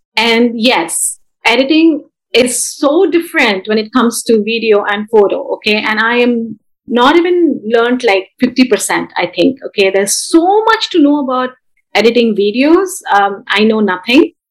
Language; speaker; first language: English; non-native, local second language; Bangla